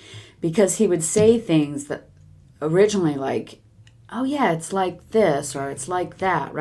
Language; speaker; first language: English; native; English